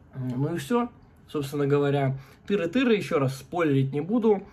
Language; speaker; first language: Russian; native; Russian